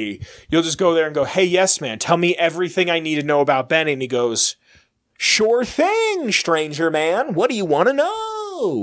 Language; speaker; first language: English; native; English